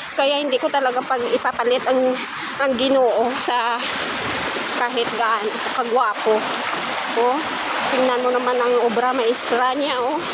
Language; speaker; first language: Filipino; non-native, local second language; Hiligaynon